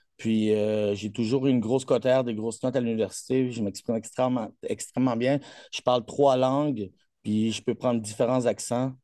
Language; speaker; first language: French; non-native, fluent; Spanish